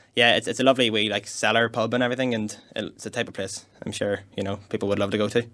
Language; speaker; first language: English; native; English